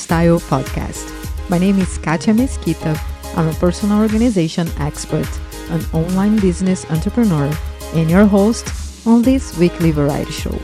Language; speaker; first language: English; non-native, fluent; Portuguese